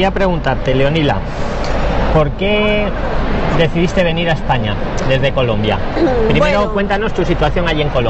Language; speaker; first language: Spanish; native; Spanish